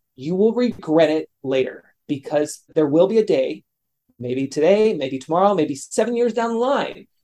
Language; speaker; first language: English; native; English